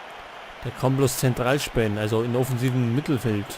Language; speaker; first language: German; native; German